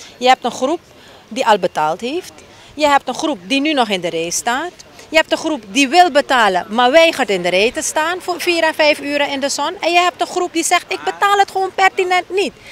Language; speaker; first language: Dutch; native; Dutch